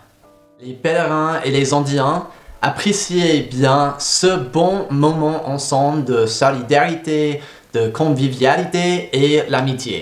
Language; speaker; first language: French; non-native, fluent; English